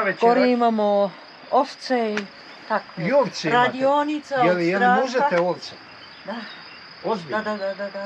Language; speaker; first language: Bosnian; non-native, learner; German